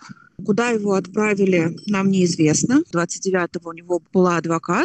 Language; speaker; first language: Russian; native; Russian